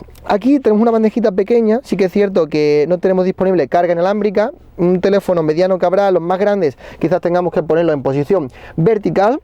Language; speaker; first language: Spanish; native; Spanish